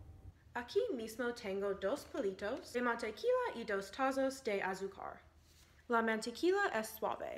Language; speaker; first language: Spanish; non-native, learner; English